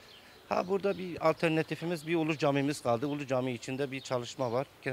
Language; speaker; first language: Turkish; native; Turkish